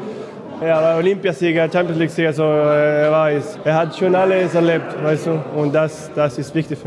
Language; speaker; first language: German; non-native, fluent; Spanish